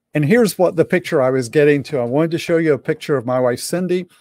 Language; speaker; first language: English; native; English